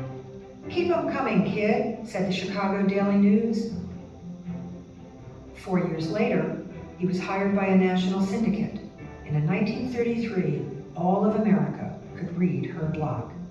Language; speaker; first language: English; native; English